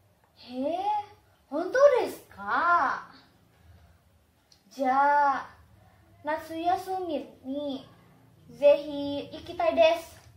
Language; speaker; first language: Japanese; non-native, learner; Indonesian